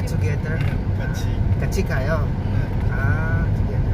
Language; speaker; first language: Korean; non-native, learner; Filipino